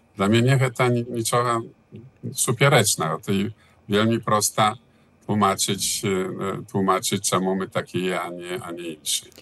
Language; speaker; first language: Belarusian; early bilingual, heritage; Belarusian